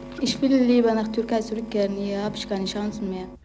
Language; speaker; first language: German; non-native, learner; Turkish